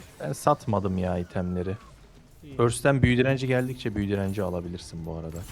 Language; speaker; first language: Turkish; native; Turkish